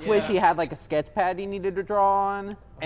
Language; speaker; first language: English; native; English